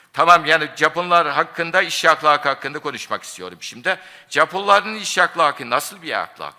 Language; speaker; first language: Turkish; non-native, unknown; Japanese